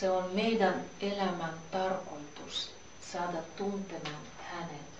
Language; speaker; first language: Finnish; non-native, learner; Russian